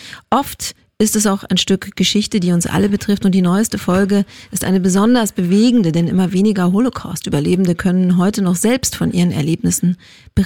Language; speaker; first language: German; native; German